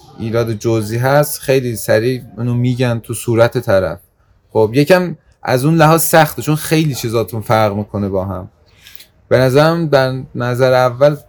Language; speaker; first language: Persian; non-native, local second language; Azerbaijani